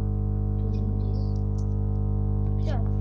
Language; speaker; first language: Russian; non-native, learner; Lithuanian